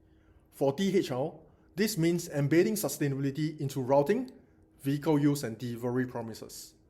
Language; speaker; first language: English; non-native, learner; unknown